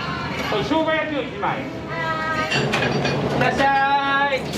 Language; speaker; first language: Japanese; native; Japanese